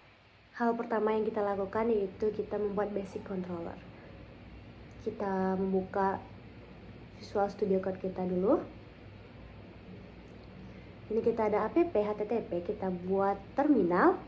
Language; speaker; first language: Indonesian; native; Indonesian